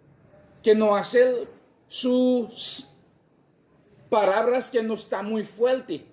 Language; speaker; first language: Spanish; non-native, local second language; Haitian Creole